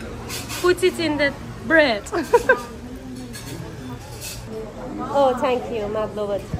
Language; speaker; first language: English; non-native, learner; Persian